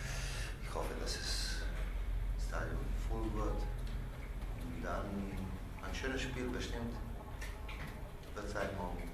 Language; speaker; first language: German; non-native, learner; Croatian